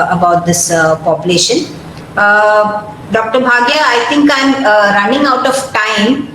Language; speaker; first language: English; non-native, local second language; Malayalam